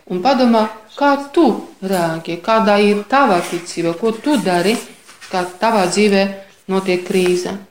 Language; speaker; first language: Latvian; non-native, fluent; Polish